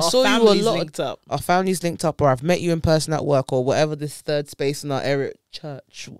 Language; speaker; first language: English; native; English